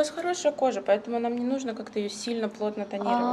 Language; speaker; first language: Russian; native; Russian